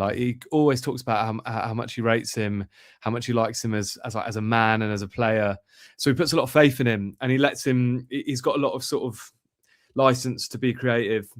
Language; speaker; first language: English; native; English